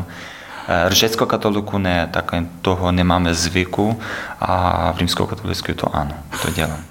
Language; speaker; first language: Czech; non-native, learner; Ukrainian